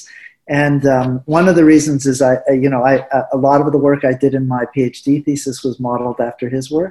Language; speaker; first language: English; early bilingual, other home language; Spanish